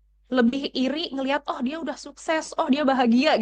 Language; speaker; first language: Indonesian; native; Indonesian